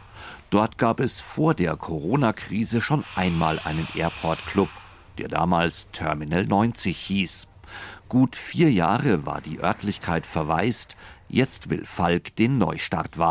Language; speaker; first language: German; native; German